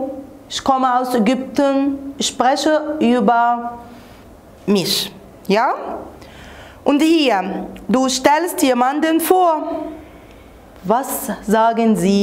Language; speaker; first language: German; non-native, fluent; Arabic